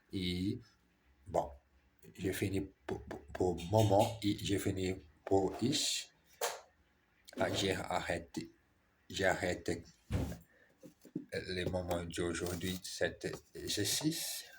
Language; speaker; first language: French; non-native, learner; German